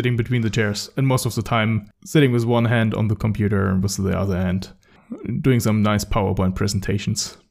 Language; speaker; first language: English; non-native, fluent; German